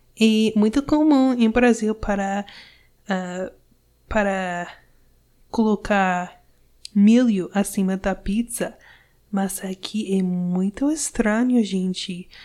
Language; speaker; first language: Portuguese; non-native, learner; English